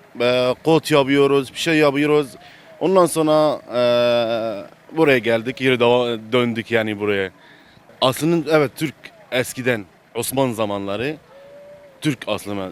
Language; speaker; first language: Turkish; non-native, learner; Arabic